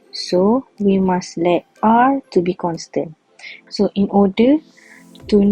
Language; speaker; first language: English; non-native, local second language; Malay